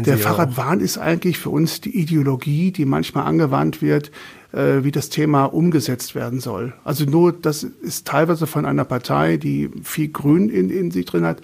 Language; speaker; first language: German; native; German